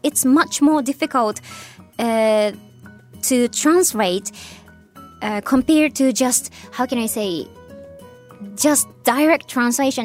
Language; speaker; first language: English; non-native, fluent; Japanese